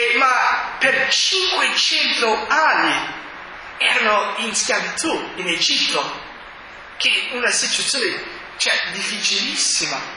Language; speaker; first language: Italian; non-native, fluent; English